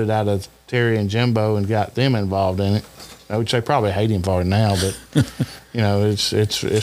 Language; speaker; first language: English; native; English